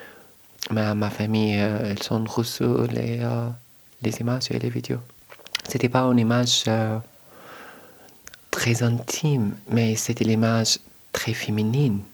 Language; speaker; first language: French; non-native, learner; Arabic